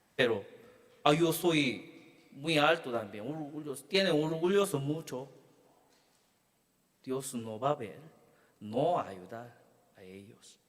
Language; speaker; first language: Spanish; non-native, learner; Korean